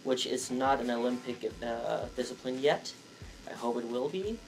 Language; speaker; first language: English; non-native, fluent; Danish